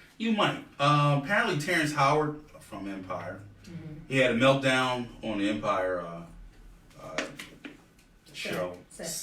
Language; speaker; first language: English; native; English